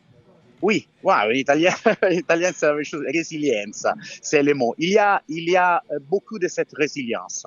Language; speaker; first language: French; non-native, fluent; Italian